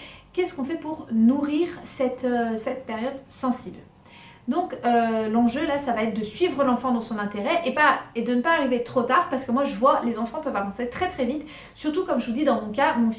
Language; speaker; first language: French; native; French